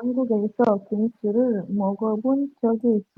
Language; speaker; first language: Korean; non-native, learner; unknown